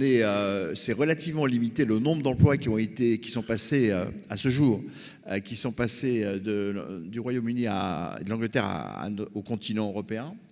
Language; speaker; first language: French; native; French